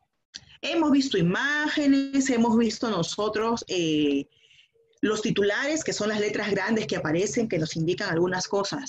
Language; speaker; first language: Spanish; native; Spanish